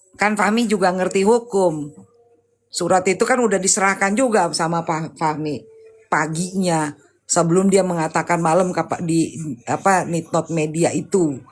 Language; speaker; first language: Indonesian; native; Indonesian